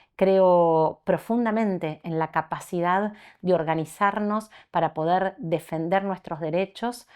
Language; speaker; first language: Spanish; native; Spanish